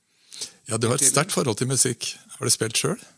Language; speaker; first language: Norwegian; native; Norwegian